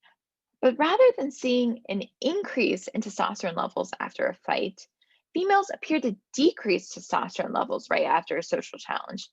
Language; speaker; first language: English; native; English